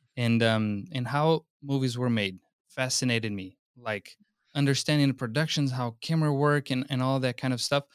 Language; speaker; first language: English; non-native, fluent; Portuguese